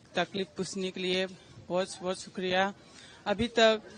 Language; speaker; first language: Hindi; non-native, local second language; Manipuri